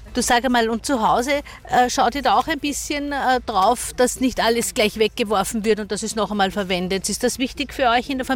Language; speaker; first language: German; native; German